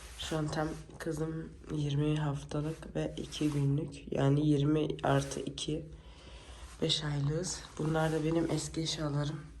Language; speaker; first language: Turkish; early bilingual, heritage; Turkish